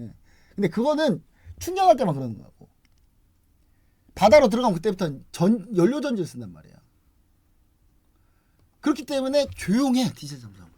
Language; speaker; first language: Korean; native; Korean